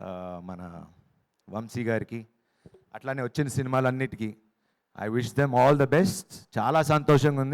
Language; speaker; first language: Telugu; native; Telugu